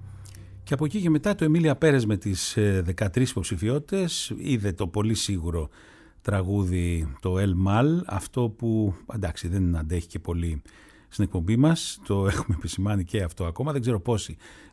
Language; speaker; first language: Greek; native; Greek